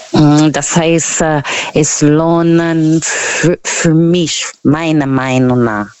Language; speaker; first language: German; non-native, fluent; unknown